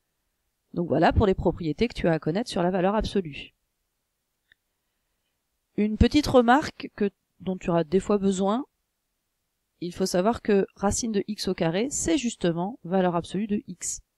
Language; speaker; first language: French; native; French